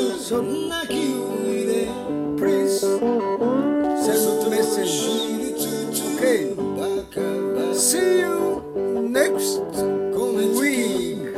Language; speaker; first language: English; non-native, learner; Japanese